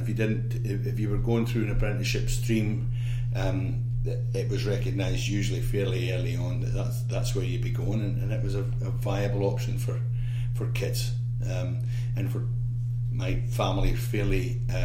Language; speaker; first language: English; native; English